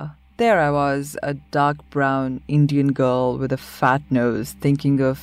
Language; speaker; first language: English; non-native, local second language; Hindi